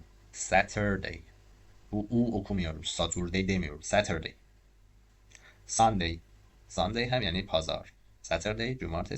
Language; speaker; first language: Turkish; non-native, learner; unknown